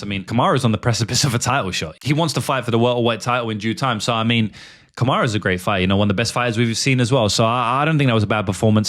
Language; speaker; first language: English; native; English